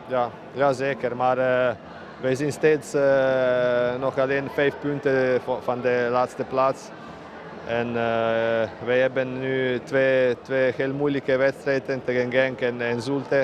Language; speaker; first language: Dutch; non-native, learner; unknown